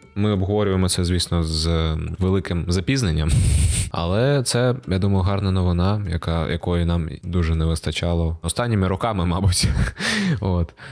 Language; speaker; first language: Ukrainian; native; Ukrainian